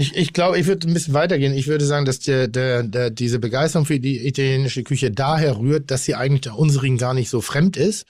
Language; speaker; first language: German; native; German